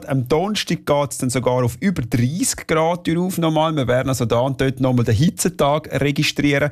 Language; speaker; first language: German; native; German